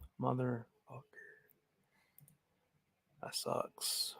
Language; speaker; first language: English; native; English